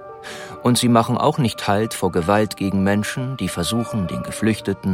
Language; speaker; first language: German; native; German